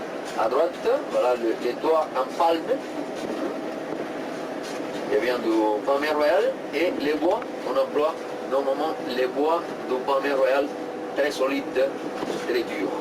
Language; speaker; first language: French; non-native, fluent; Spanish